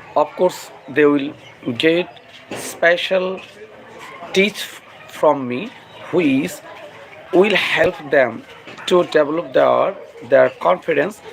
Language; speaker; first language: English; non-native, local second language; Bangla